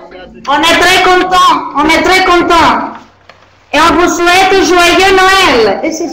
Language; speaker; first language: French; non-native, learner; Greek